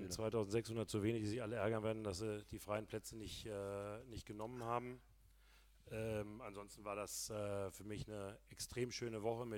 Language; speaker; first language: German; native; German